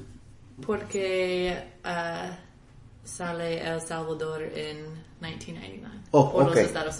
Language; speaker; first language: Spanish; non-native, learner; English